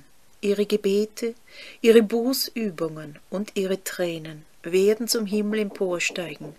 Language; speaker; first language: German; native; German